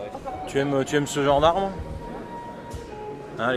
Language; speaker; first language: French; native; French